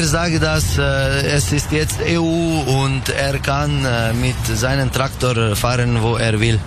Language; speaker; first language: German; non-native, learner; Slovenian